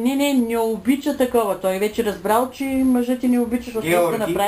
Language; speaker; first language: Bulgarian; native; Bulgarian